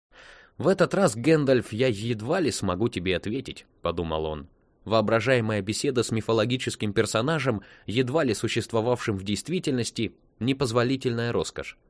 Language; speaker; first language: Russian; native; Russian